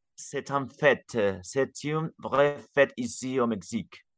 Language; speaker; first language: French; non-native, learner; Spanish